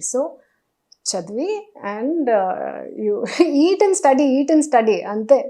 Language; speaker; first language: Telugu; non-native, learner; Hindi